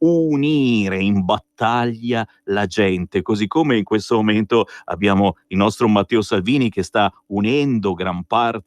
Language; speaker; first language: Italian; native; Italian